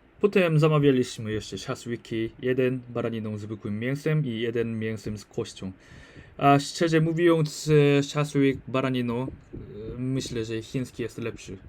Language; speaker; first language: Polish; non-native, learner; Korean